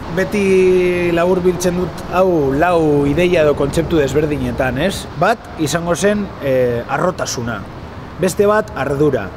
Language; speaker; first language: Basque; non-native, local second language; Spanish